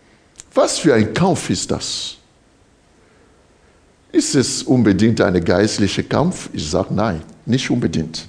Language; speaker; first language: German; non-native, fluent; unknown